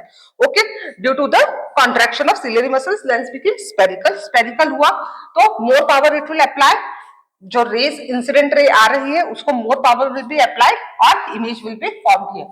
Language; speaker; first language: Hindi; native; Hindi